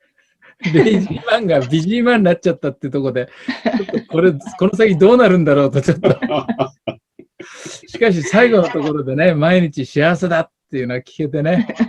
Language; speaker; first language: Japanese; native; Japanese